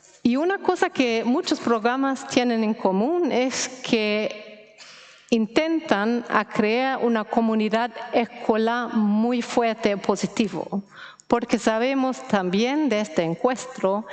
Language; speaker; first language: Spanish; non-native, fluent; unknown